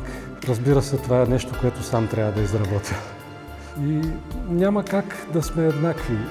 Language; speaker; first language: Bulgarian; native; Bulgarian